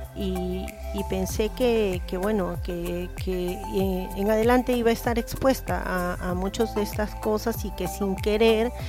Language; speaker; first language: Spanish; native; Spanish